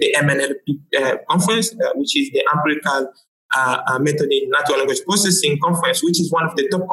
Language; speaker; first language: English; non-native, fluent; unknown